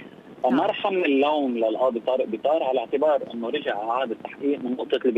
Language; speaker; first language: Arabic; native; Arabic